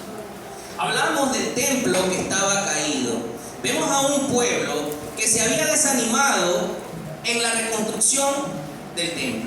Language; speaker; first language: Spanish; native; Spanish